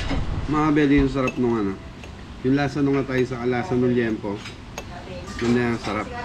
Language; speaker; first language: Filipino; native; Filipino